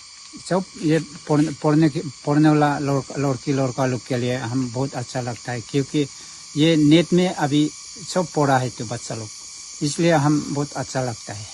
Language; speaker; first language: Hindi; non-native, local second language; Adi